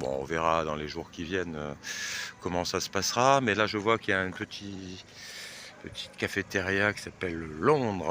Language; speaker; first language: French; native; French